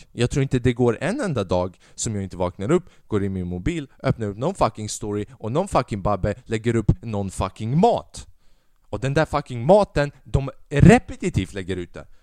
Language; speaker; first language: Swedish; early bilingual, other home language; Albanian